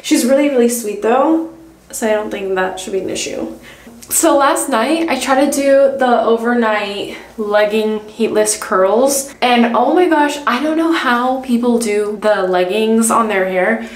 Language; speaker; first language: English; early bilingual, other home language; Spanish